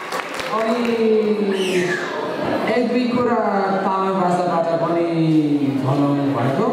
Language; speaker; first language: Nepali; non-native, fluent; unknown